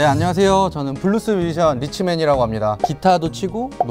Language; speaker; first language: Korean; native; Korean